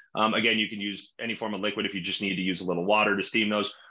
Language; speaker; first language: English; native; English